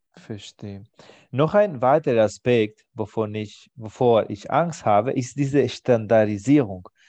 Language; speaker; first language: German; non-native, fluent; Spanish